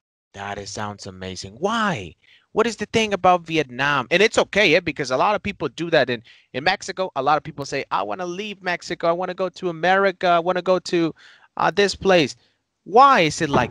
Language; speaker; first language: English; non-native, fluent; Spanish